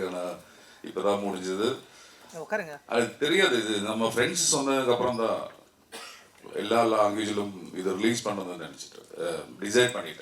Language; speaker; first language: Tamil; non-native, learner; Malayalam